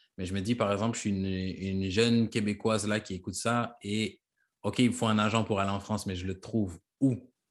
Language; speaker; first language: French; native; French